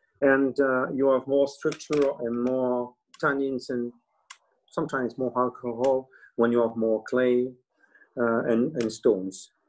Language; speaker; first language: English; non-native, learner; French